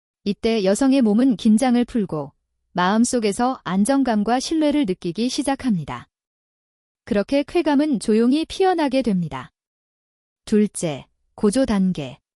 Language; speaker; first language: Korean; native; Korean